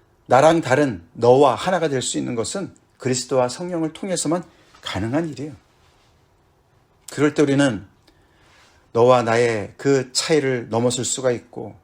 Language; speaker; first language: Korean; native; Korean